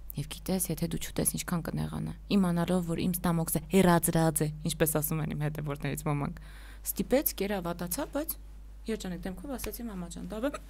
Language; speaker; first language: Armenian; native; Armenian